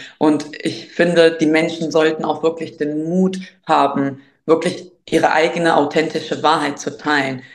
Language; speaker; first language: German; early bilingual, other home language; Albanian